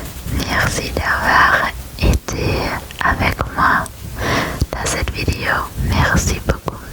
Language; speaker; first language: French; non-native, learner; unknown